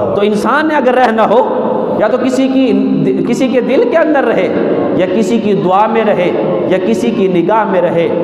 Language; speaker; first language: Urdu; non-native, local second language; Punjabi